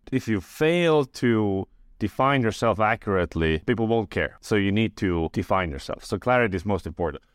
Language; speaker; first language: English; non-native, fluent; Estonian